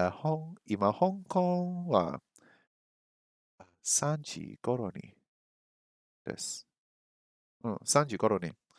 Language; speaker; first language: Japanese; non-native, learner; English